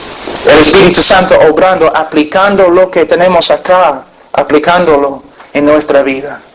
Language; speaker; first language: Spanish; non-native, fluent; English